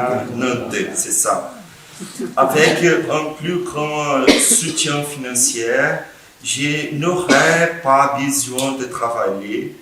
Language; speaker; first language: French; non-native, fluent; Portuguese